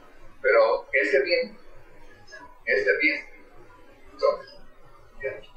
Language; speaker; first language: Spanish; non-native, fluent; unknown